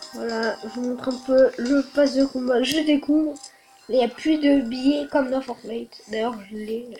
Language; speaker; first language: French; native; French